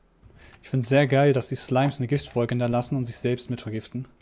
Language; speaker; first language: German; native; German